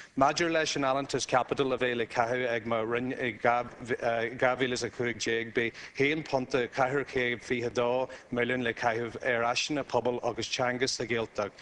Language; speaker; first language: Irish; non-native, local second language; English